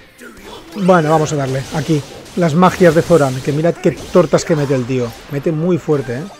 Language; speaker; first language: Spanish; native; Spanish